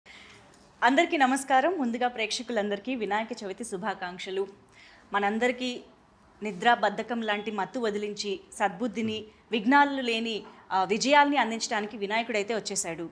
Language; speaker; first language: Telugu; native; Telugu